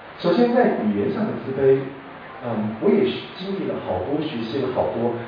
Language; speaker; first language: Chinese; non-native, local second language; Min Nan Chinese